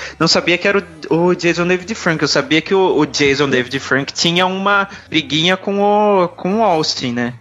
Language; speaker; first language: Portuguese; native; Portuguese